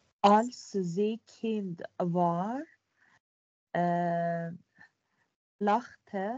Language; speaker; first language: German; non-native, learner; Persian